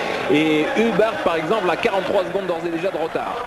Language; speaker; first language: French; native; French